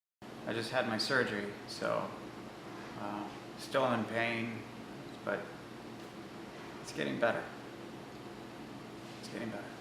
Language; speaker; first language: English; native; English